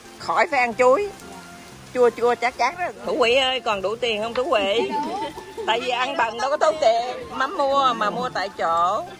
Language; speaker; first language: Vietnamese; early bilingual, heritage; Vietnamese